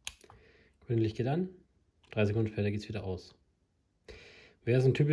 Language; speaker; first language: German; native; German